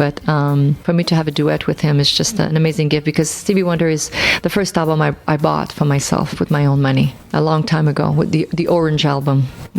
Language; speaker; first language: English; non-native, local second language; French